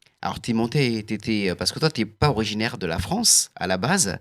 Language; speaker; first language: French; native; French